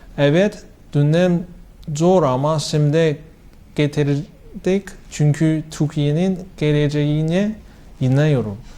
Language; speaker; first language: Turkish; non-native, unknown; Chinese